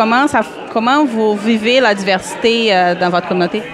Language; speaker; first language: French; native; French